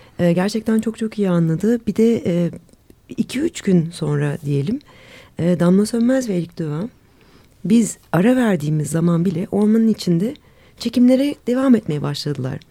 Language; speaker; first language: Turkish; native; Turkish